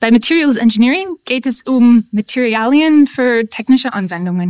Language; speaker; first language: German; non-native, fluent; English